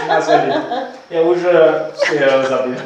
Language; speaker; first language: Russian; non-native, learner; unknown